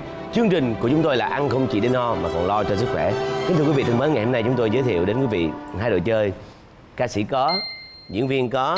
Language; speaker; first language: Vietnamese; native; Vietnamese